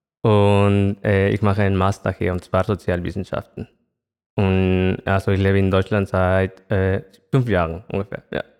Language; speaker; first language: German; non-native, fluent; Spanish